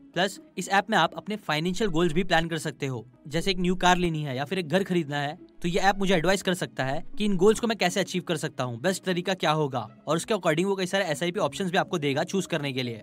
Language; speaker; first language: Hindi; native; Hindi